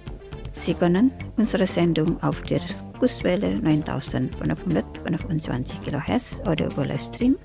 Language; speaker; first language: German; non-native, fluent; Indonesian